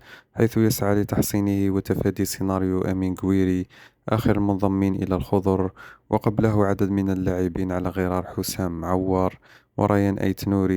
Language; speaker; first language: Arabic; native; Arabic